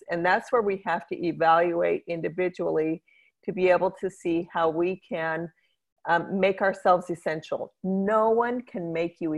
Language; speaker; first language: English; native; English